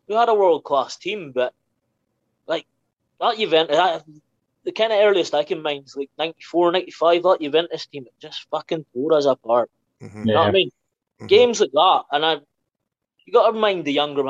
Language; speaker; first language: English; native; English